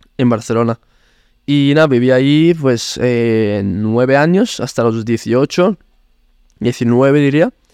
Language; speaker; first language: Spanish; early bilingual, other home language; Italian